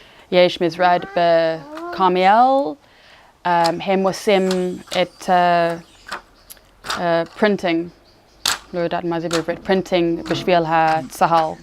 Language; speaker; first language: Hebrew; non-native, learner; English